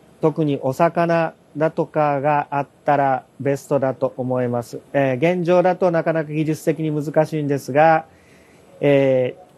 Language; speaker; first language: Japanese; native; Japanese